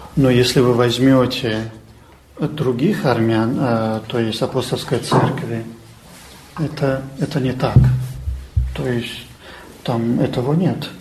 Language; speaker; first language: Russian; non-native, local second language; Armenian